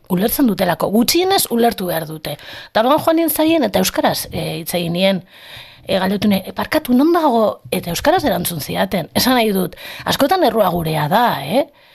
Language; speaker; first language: Basque; non-native, local second language; Spanish